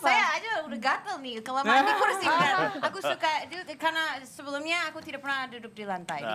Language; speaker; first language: Indonesian; non-native, fluent; English